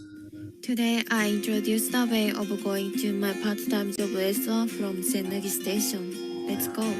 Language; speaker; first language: English; non-native, learner; Japanese